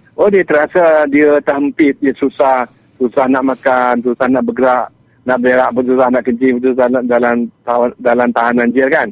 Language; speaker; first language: Malay; native; Malay